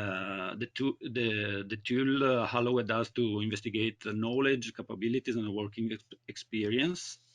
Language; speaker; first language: English; non-native, learner; Italian